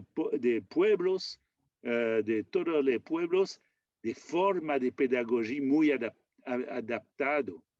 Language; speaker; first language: Spanish; non-native, fluent; French